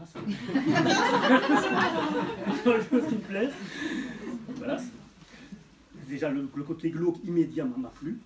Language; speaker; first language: French; native; French